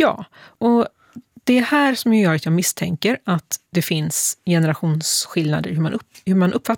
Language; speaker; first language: Swedish; native; Swedish